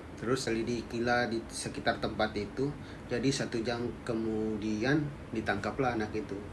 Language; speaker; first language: Indonesian; native; Indonesian